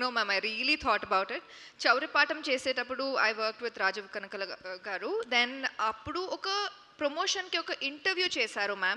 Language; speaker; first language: Telugu; non-native, learner; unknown